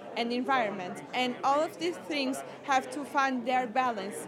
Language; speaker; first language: English; non-native, fluent; Portuguese